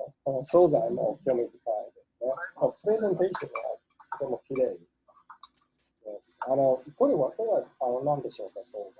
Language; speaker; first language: Japanese; non-native, fluent; English